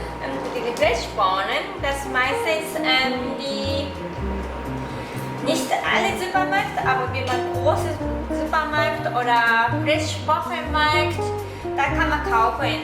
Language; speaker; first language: German; non-native, learner; Japanese